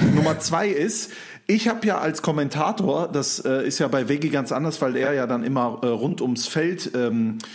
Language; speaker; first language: German; native; German